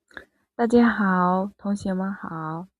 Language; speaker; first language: Chinese; non-native, fluent; Mongolian